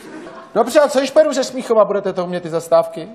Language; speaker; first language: Czech; native; Czech